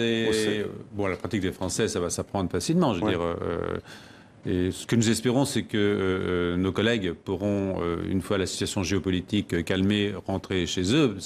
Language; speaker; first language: French; native; French